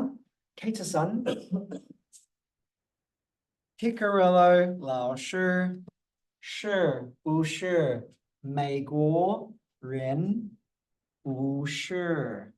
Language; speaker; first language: Chinese; non-native, fluent; English